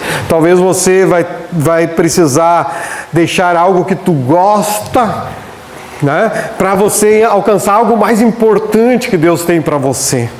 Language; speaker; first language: Portuguese; native; Portuguese